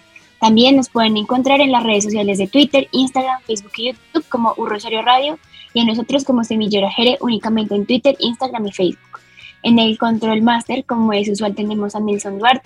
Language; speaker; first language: Spanish; native; Spanish